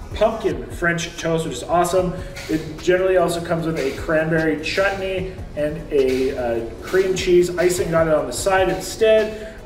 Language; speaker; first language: English; native; English